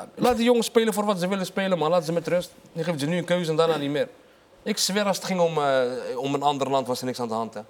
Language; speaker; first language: Dutch; early bilingual, other home language; Arabic